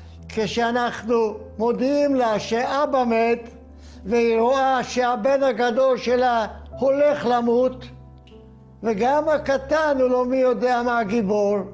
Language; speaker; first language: Hebrew; non-native, fluent; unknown